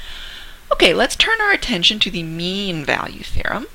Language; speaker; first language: English; native; English